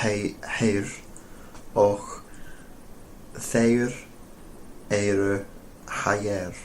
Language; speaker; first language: Icelandic; non-native, learner; English